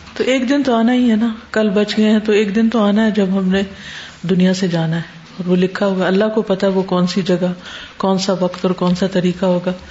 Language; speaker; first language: Urdu; native; Urdu